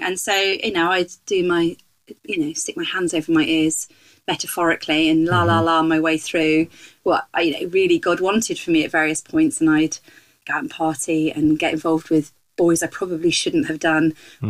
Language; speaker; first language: English; native; English